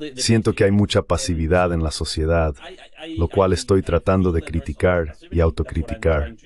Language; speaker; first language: Spanish; native; Spanish